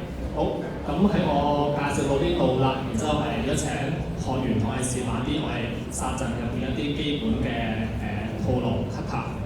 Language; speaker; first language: Cantonese; native; Cantonese